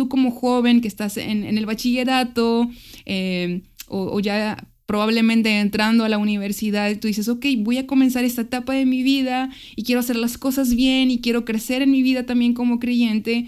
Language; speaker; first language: Spanish; native; Spanish